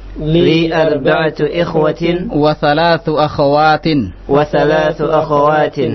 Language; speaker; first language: Arabic; non-native, fluent; Indonesian